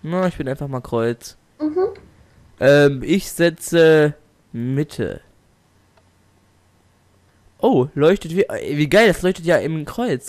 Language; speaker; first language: German; native; German